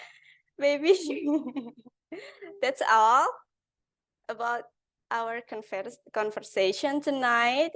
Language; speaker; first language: English; non-native, learner; Indonesian